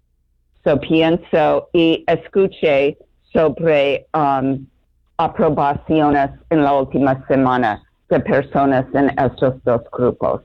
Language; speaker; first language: Spanish; non-native, fluent; English